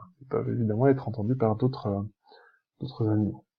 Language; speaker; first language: French; native; French